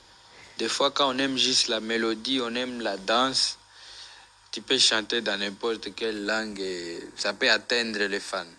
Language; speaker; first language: French; non-native, local second language; Swahili